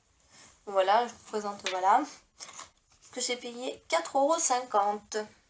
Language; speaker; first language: French; native; French